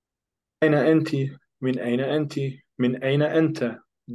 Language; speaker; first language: Arabic; non-native, learner; German